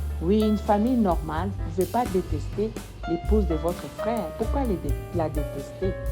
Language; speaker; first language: French; non-native, local second language; Lingala